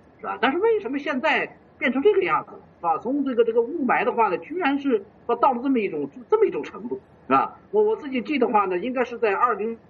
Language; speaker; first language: Chinese; native; Chinese